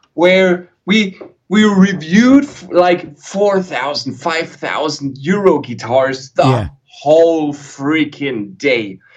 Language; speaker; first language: English; non-native, fluent; German